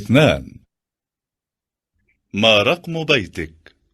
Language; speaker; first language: Arabic; non-native, learner; Bosnian